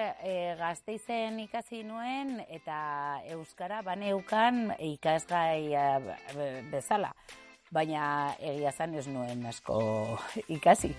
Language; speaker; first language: Basque; non-native, learner; Spanish